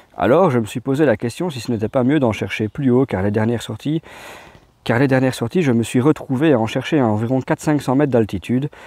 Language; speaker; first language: French; native; French